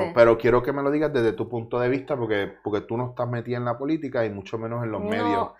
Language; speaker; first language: Spanish; native; Spanish